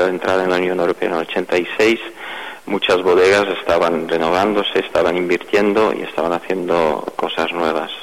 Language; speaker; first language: Spanish; non-native, fluent; Dutch